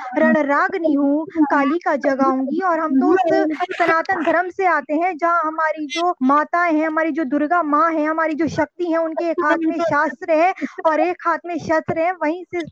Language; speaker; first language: Hindi; native; Hindi